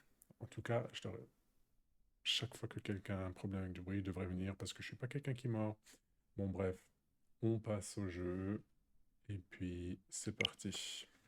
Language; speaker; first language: French; native; French